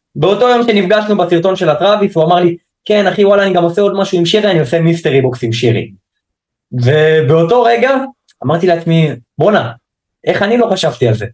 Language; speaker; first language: Hebrew; native; Hebrew